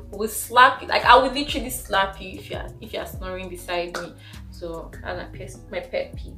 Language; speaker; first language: English; non-native, local second language; Igbo